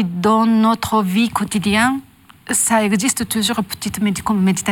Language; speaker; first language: French; non-native, learner; Japanese